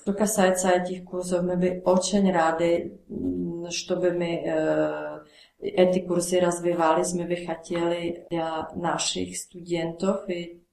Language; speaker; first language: Russian; non-native, learner; Czech